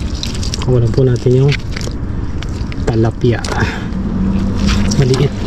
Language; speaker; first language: Filipino; native; Filipino